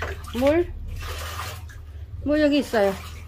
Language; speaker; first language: Korean; non-native, learner; Vietnamese